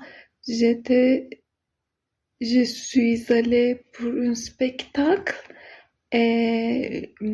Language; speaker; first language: French; non-native, learner; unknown